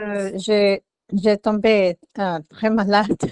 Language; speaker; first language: French; non-native, learner; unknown